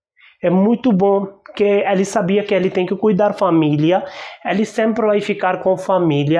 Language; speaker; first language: Portuguese; non-native, learner; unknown